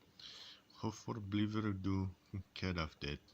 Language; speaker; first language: Danish; non-native, learner; English